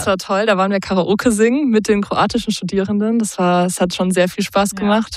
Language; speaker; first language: German; native; German